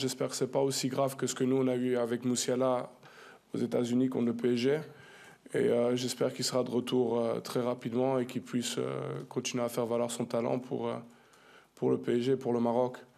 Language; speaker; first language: French; native; French